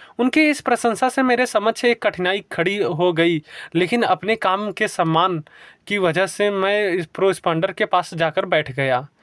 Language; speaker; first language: Hindi; native; Hindi